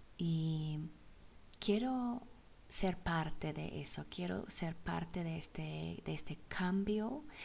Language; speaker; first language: Spanish; non-native, fluent; German